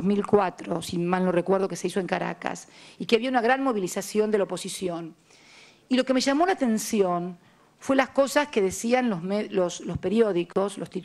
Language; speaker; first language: Spanish; native; Spanish